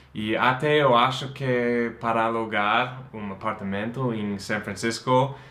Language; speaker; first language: Portuguese; non-native, fluent; English